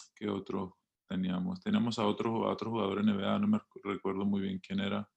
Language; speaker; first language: Spanish; early bilingual, heritage; Spanish